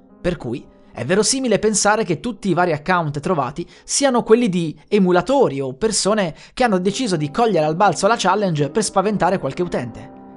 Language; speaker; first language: Italian; native; Italian